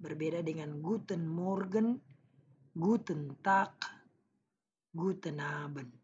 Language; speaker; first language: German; non-native, learner; Indonesian